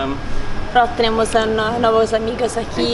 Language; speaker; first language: Spanish; non-native, learner; Italian